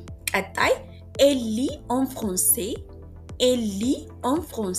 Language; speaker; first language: French; non-native, fluent; Amharic